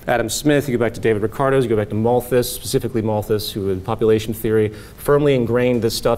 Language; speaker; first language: English; native; English